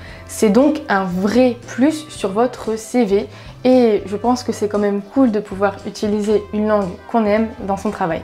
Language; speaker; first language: French; native; French